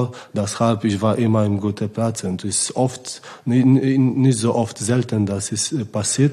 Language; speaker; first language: German; non-native, learner; Polish